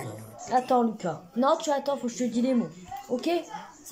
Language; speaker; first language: French; native; French